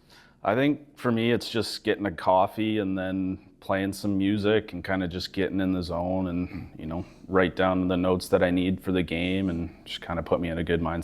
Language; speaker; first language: English; native; English